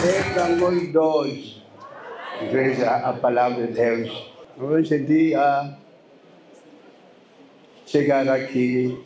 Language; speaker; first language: Portuguese; non-native, learner; Lingala